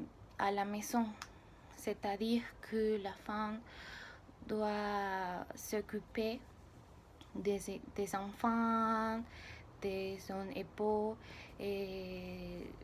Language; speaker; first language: French; non-native, learner; Spanish